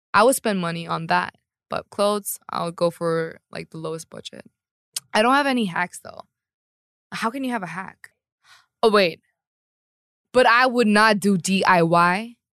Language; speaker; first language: English; non-native, fluent; Korean